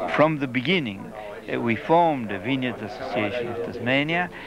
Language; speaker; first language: English; non-native, fluent; Italian